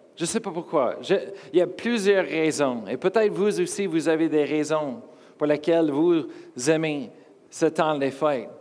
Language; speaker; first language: French; non-native, fluent; English